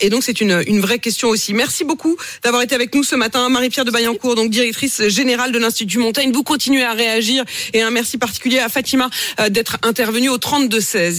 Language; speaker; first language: French; native; French